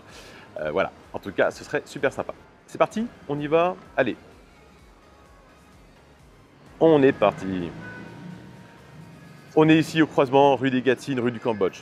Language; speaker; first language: French; native; French